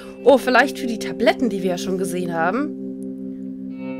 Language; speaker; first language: German; native; German